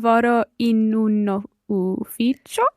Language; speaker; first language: Italian; non-native, learner; English